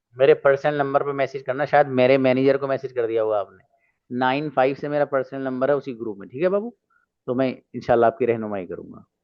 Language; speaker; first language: Hindi; native; Hindi